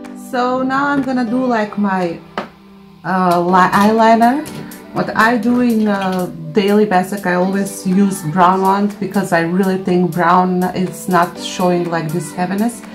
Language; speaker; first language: English; non-native, fluent; Macedonian